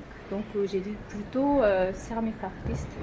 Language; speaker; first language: French; non-native, fluent; Japanese